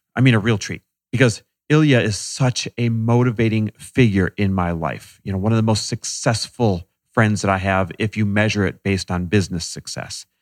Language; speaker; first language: English; native; English